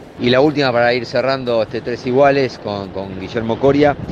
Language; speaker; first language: Spanish; native; Spanish